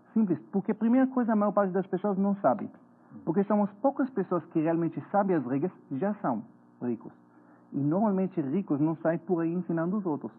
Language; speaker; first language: Portuguese; non-native, fluent; Hebrew